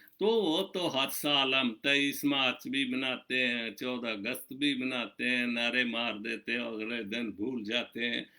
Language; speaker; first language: Urdu; non-native, local second language; Punjabi